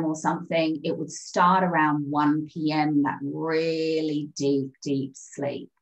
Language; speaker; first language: English; native; English